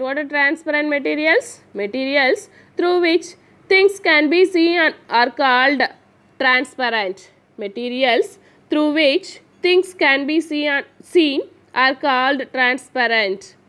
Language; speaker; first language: English; non-native, local second language; Tamil